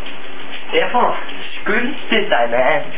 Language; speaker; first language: Danish; non-native, learner; Icelandic